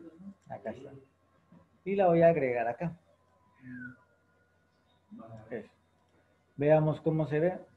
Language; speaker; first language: Spanish; native; Spanish